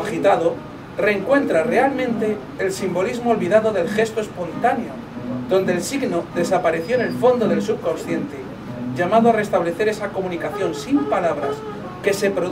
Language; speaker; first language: Spanish; native; Spanish